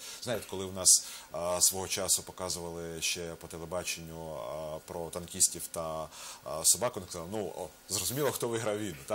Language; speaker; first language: Ukrainian; native; Ukrainian